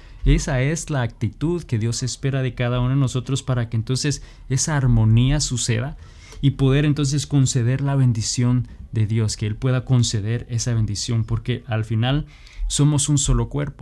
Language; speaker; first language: Spanish; native; Spanish